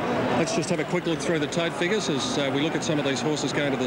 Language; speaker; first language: English; native; English